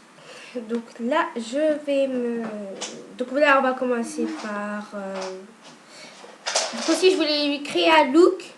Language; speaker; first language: French; native; French